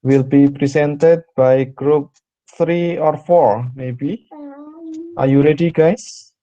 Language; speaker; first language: English; non-native, fluent; Indonesian